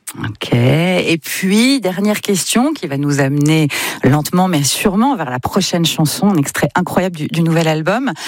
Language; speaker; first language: French; native; French